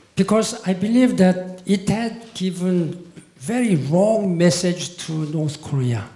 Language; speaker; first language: English; non-native, fluent; Korean